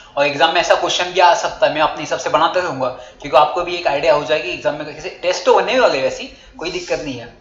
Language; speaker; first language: Hindi; non-native, local second language; Marathi